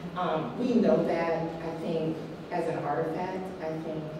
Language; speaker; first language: English; native; English